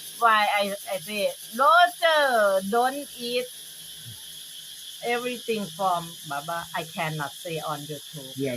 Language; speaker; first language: English; non-native, learner; Thai